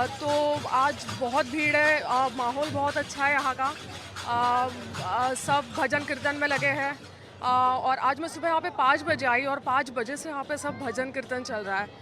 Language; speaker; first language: Hindi; non-native, local second language; Marathi